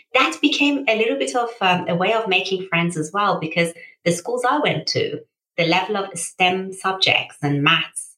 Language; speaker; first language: English; early bilingual, other home language; Persian